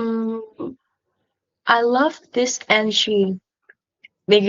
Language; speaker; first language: English; non-native, learner; Vietnamese